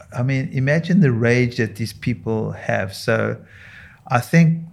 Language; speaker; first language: English; native; English